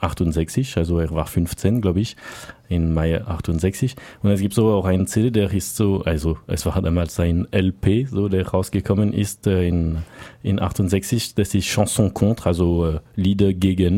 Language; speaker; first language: German; non-native, learner; French